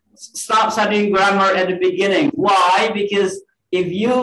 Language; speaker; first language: English; non-native, fluent; Indonesian